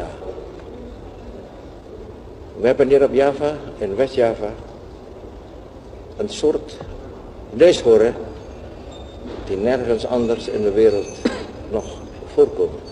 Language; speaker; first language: Dutch; non-native, local second language; Javanese